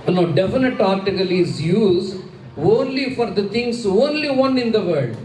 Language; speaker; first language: English; non-native, local second language; Telugu